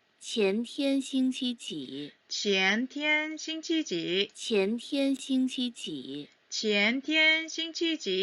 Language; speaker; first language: Chinese; non-native, fluent; Korean